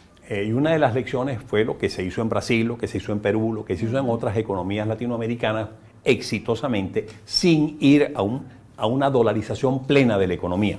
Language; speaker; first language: Spanish; native; Spanish